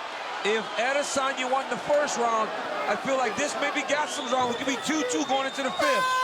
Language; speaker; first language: English; native; English